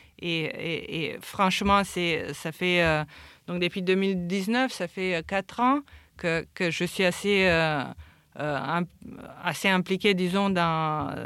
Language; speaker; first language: French; non-native, fluent; Romanian